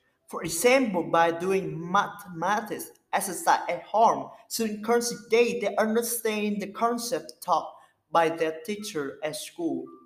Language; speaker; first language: English; non-native, learner; Vietnamese